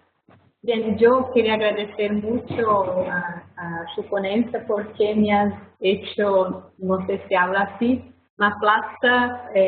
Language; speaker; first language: Spanish; non-native, fluent; Portuguese